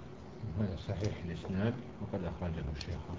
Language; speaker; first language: Arabic; native; Arabic